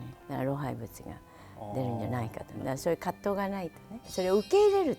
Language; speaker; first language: Japanese; native; Japanese